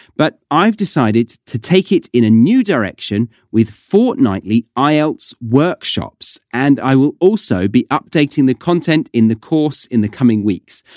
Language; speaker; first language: English; native; English